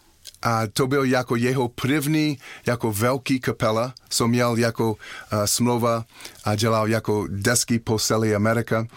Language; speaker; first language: Czech; non-native, learner; English